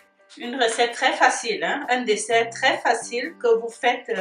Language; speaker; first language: French; native; French